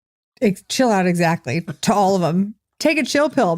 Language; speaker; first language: English; native; English